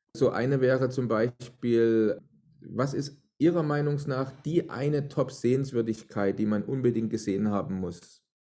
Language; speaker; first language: German; native; German